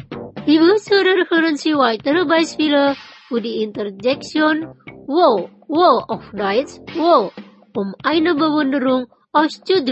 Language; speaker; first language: German; non-native, fluent; Indonesian